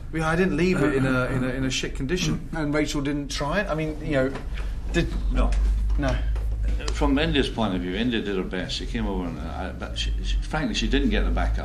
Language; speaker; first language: English; native; English